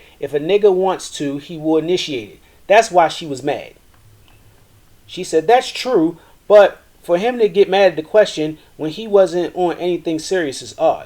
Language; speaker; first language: English; native; English